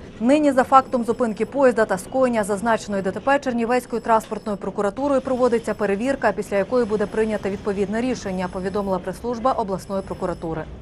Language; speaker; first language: Ukrainian; native; Ukrainian